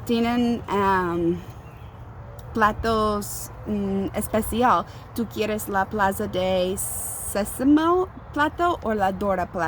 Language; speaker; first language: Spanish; non-native, learner; English